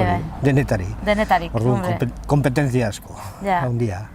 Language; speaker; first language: Basque; non-native, local second language; Spanish